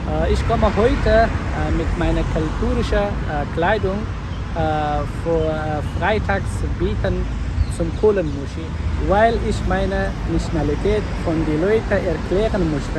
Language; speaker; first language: German; non-native, learner; Pashto